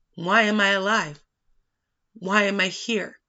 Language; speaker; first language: English; native; English